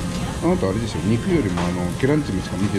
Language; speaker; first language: Japanese; native; Japanese